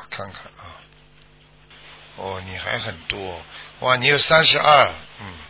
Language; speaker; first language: Chinese; native; Chinese